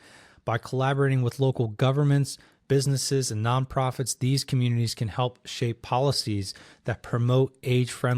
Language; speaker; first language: English; native; English